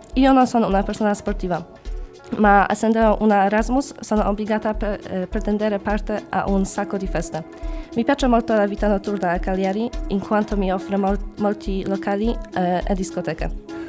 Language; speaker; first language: Italian; non-native, learner; Polish